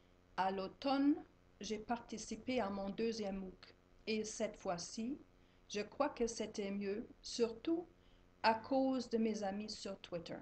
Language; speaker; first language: French; non-native, fluent; German